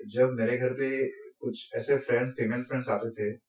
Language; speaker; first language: Hindi; non-native, local second language; Assamese